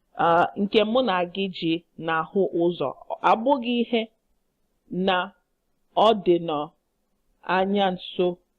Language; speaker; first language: Igbo; non-native, learner; English